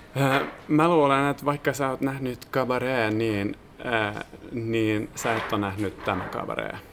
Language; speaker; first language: Finnish; non-native, fluent; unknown